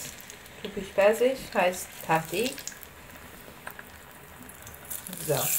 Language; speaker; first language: German; non-native, fluent; Persian